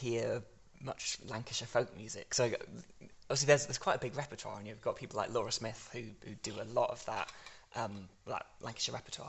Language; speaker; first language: English; native; English